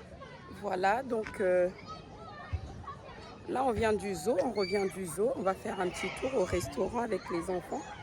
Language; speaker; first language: French; native; French